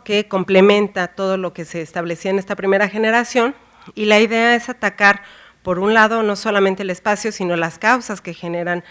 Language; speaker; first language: Spanish; native; Spanish